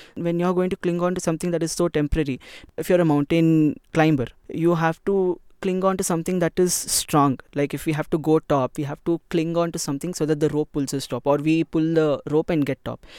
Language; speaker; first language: English; non-native, local second language; Kannada